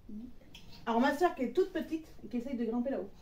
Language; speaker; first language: French; native; French